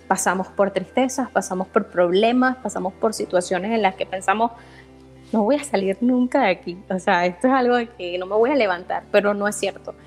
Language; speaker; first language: Spanish; native; Spanish